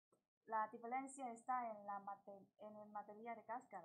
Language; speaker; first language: Spanish; non-native, learner; Chinese